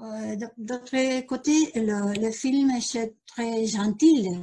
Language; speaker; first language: French; non-native, learner; Spanish